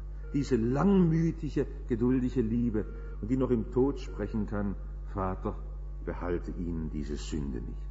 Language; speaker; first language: German; native; German